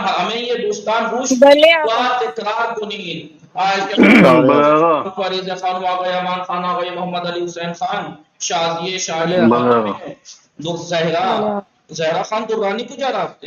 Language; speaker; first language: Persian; non-native, fluent; Urdu